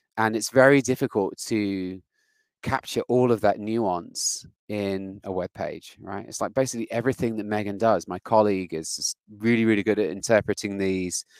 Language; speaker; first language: English; native; English